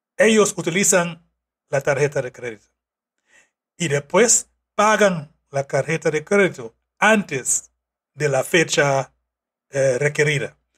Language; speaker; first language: Spanish; non-native, fluent; English